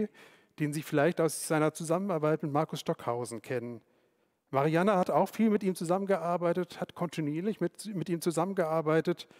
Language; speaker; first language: German; native; German